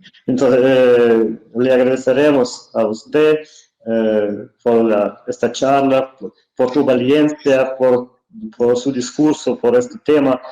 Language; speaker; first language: Spanish; non-native, fluent; Russian